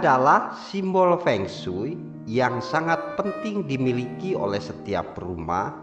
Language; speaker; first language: Indonesian; native; Indonesian